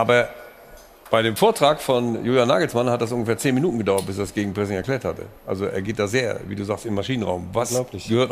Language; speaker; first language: German; native; German